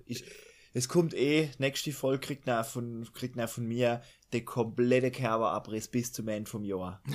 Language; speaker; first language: German; native; German